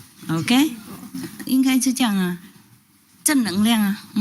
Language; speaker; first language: Chinese; non-native, fluent; Vietnamese